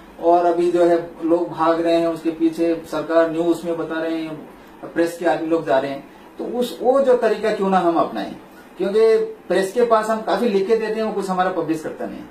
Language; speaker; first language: Hindi; non-native, local second language; Malayalam